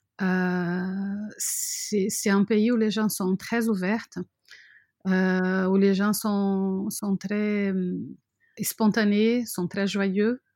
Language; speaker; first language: French; non-native, fluent; Portuguese